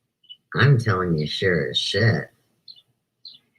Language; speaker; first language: English; native; English